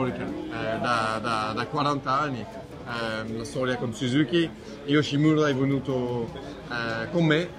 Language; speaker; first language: Italian; non-native, fluent; French